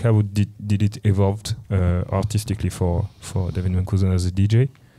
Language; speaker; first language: English; non-native, fluent; French